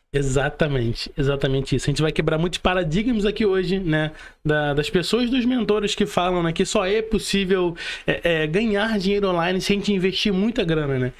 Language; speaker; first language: Portuguese; native; Portuguese